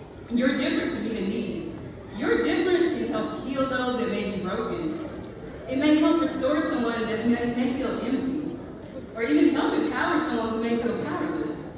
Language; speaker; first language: English; native; English